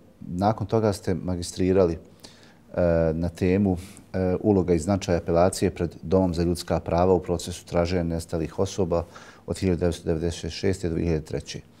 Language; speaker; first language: Bosnian; native; Bosnian